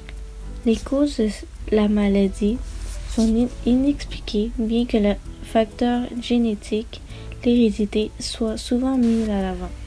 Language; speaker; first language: French; native; French